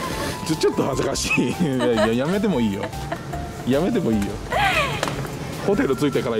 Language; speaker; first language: Japanese; native; Japanese